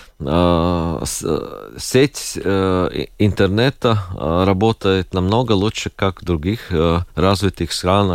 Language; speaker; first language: Russian; non-native, local second language; Latvian